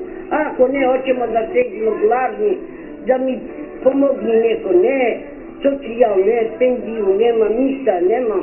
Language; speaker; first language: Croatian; non-native, local second language; Romany